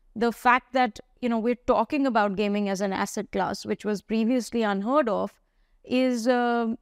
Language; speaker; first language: English; non-native, local second language; Hindi